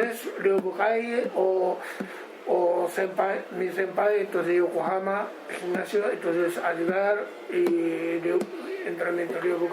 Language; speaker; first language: Spanish; non-native, learner; Japanese